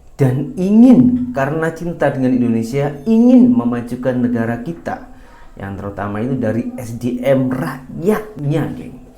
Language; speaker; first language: Indonesian; native; Indonesian